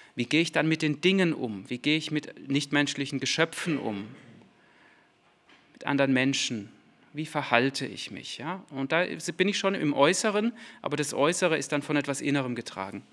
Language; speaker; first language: German; native; German